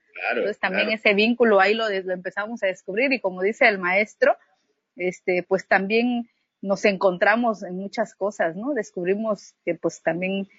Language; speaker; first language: Spanish; native; Spanish